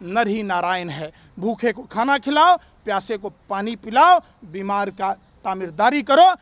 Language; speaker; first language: Hindi; native; Hindi